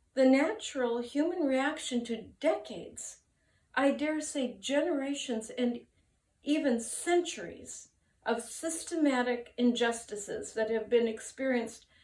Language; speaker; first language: English; native; English